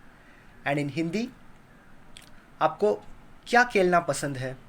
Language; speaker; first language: Hindi; non-native, local second language; Kannada